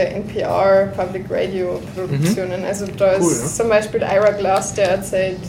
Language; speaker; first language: German; native; German